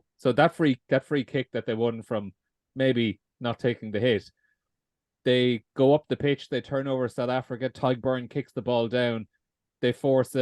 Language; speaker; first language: English; native; English